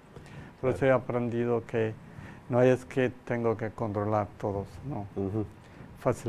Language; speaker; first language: Spanish; non-native, learner; Malayalam